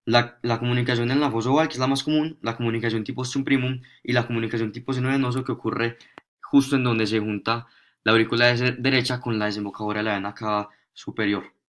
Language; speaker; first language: Spanish; native; Spanish